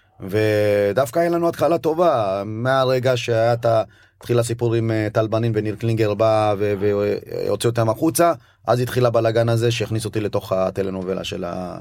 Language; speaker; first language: Hebrew; early bilingual, other home language; Amharic